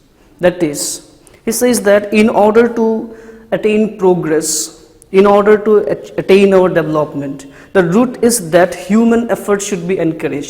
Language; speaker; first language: English; non-native, local second language; Assamese